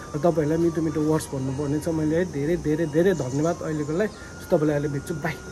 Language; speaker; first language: Nepali; native; Nepali